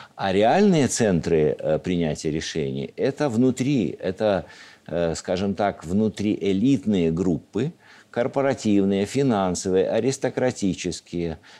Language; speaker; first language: Russian; native; Russian